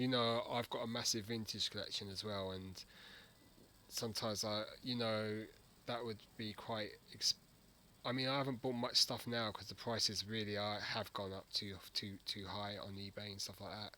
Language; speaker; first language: English; native; English